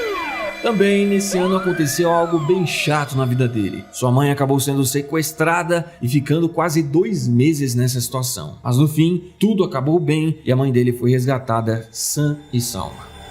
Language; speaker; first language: Portuguese; native; Portuguese